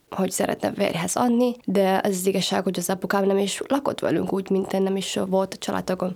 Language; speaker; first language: Hungarian; non-native, fluent; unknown